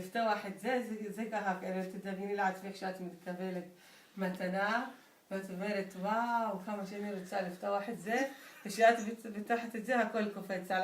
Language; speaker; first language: Hebrew; non-native, local second language; Arabic